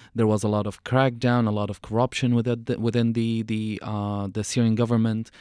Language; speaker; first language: English; non-native, fluent; Arabic